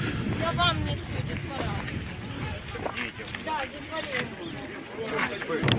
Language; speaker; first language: Russian; native; Russian